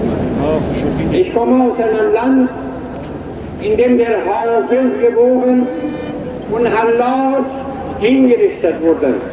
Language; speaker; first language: German; non-native, fluent; Persian